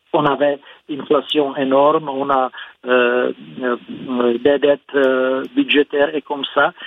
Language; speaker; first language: French; non-native, fluent; Czech